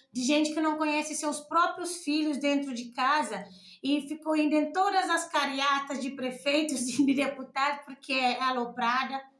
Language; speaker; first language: Portuguese; non-native, local second language; Kabuverdianu